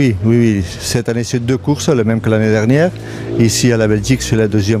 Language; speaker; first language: French; non-native, fluent; Spanish